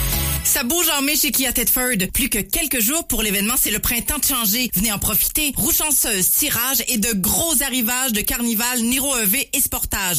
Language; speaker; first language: French; native; French